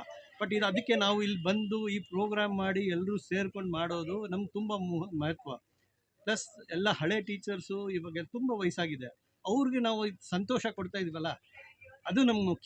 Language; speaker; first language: Kannada; non-native, local second language; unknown